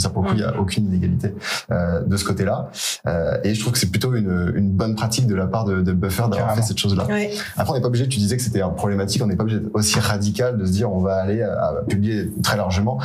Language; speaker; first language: French; native; French